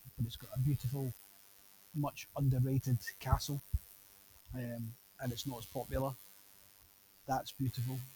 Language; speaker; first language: English; native; English